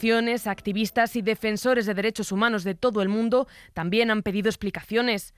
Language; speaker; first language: Spanish; native; Spanish